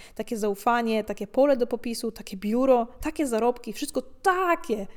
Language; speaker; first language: Polish; native; Polish